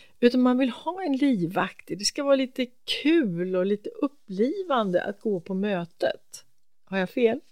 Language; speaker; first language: Swedish; native; Swedish